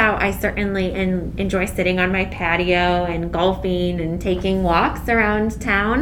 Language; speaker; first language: English; native; English